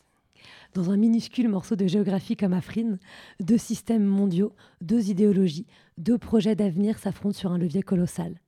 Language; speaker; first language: French; native; French